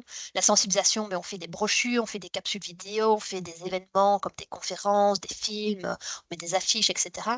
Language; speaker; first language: French; native; French